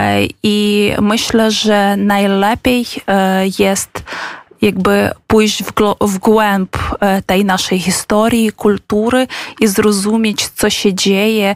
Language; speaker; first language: Polish; non-native, fluent; Ukrainian